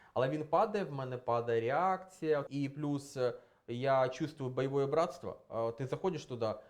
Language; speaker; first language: Ukrainian; non-native, local second language; Russian